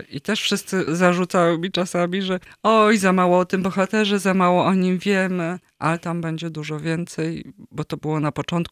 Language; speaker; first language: Polish; native; Polish